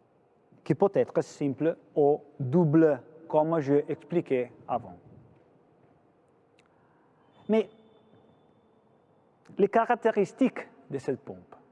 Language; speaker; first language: French; non-native, fluent; Italian